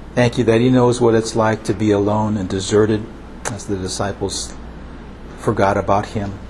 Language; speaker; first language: English; early bilingual, other home language; Japanese